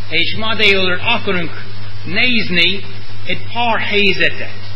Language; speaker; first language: Hungarian; non-native, fluent; English